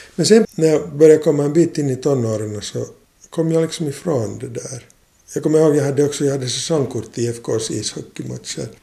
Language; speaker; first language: Swedish; native; Swedish